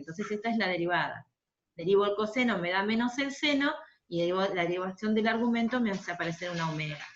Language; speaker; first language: Spanish; native; Spanish